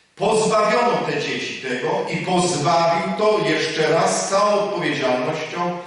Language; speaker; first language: Polish; native; Polish